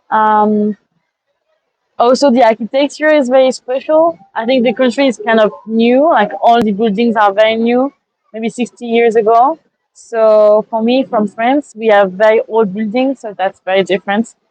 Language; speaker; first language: English; non-native, fluent; French